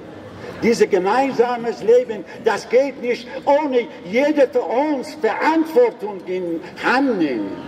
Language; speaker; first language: German; non-native, learner; Persian